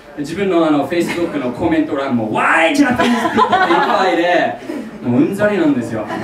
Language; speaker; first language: Japanese; non-native, fluent; English